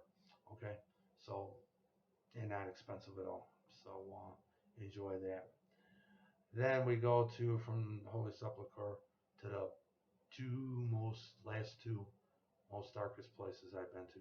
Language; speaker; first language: English; native; English